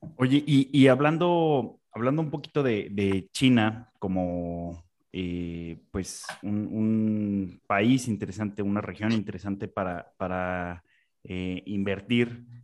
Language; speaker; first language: Spanish; native; Spanish